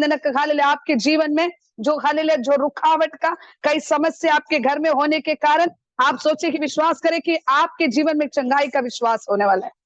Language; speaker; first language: Hindi; non-native, local second language; Malayalam